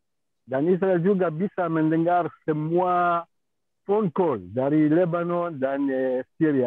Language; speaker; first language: Indonesian; non-native, fluent; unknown